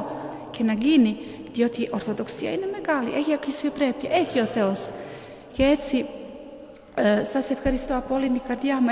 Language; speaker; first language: Greek; non-native, fluent; Serbian